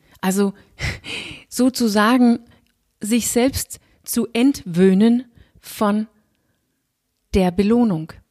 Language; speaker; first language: German; non-native, fluent; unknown